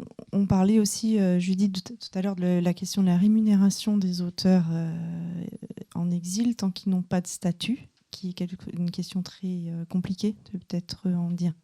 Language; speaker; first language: French; native; French